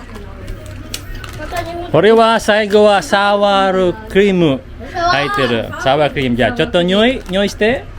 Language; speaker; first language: Japanese; non-native, learner; Filipino